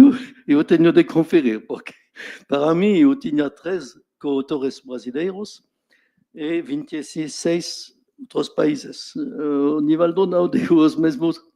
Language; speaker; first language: Portuguese; non-native, fluent; French